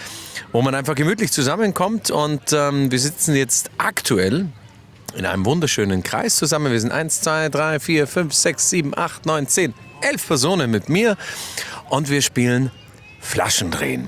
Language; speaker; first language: German; native; German